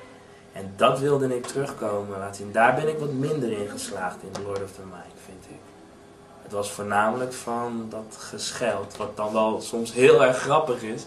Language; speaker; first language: Dutch; native; Dutch